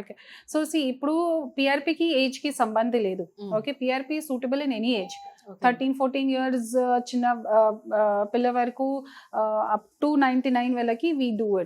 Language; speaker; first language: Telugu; non-native, fluent; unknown